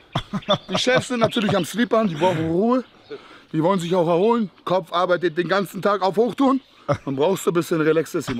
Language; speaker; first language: German; native; German